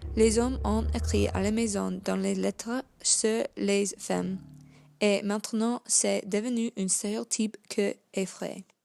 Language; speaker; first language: French; non-native, learner; English